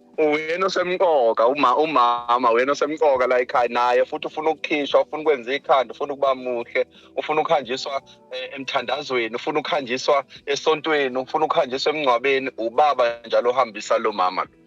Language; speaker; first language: Zulu; native; Zulu